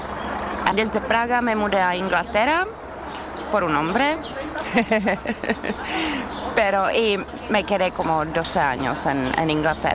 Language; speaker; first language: Spanish; non-native, learner; Czech